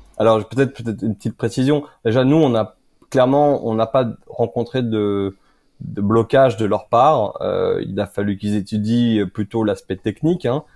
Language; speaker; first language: French; native; French